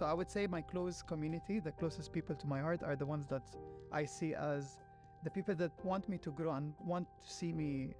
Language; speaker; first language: English; non-native, fluent; Arabic